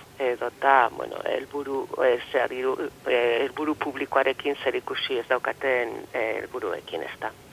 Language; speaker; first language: Basque; native; Basque